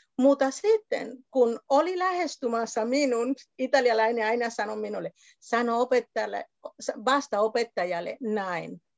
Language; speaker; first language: Finnish; non-native, fluent; Spanish